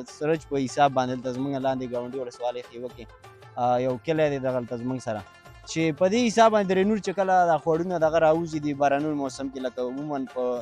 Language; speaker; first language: Pashto; non-native, local second language; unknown